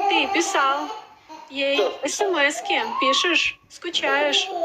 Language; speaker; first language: Russian; native; Russian